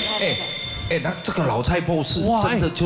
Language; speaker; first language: Chinese; native; Chinese